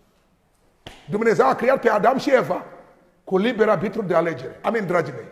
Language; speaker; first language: Romanian; non-native, learner; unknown